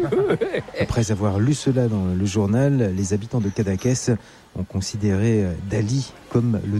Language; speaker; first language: French; native; French